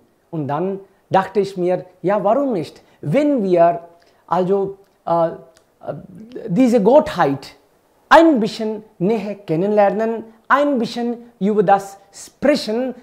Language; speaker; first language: German; non-native, fluent; Hindi